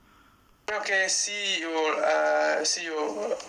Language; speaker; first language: Spanish; non-native, learner; English